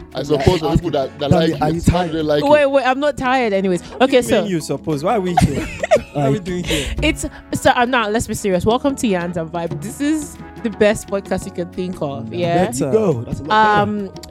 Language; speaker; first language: English; non-native, local second language; Yoruba